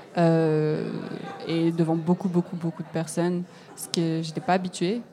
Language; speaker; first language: French; native; French